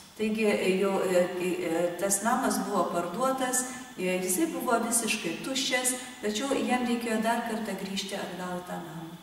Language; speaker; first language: Lithuanian; native; Lithuanian